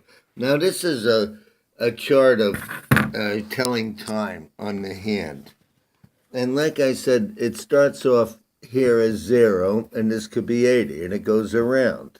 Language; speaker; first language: English; native; English